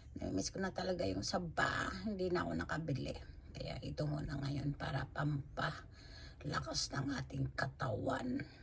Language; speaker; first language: Filipino; non-native, local second language; Cebuano